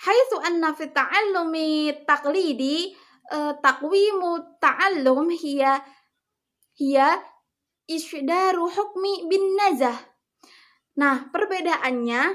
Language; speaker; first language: Arabic; non-native, learner; Indonesian